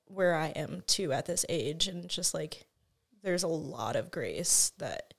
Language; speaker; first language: English; native; English